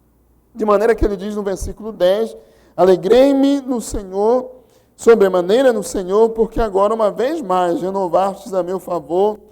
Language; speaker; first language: Portuguese; native; Portuguese